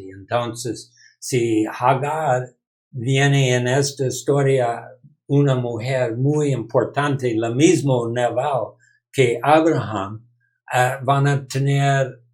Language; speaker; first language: Spanish; non-native, learner; English